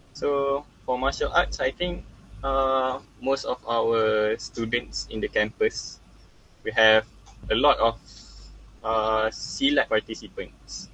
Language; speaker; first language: English; non-native, local second language; Malay